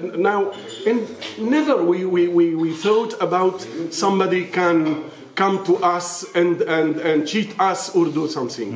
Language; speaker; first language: English; non-native, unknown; Arabic